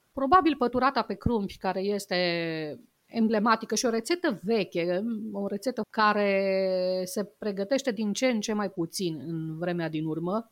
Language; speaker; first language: Romanian; native; Romanian